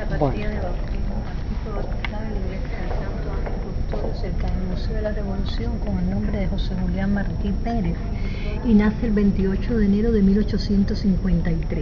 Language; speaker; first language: Spanish; native; Spanish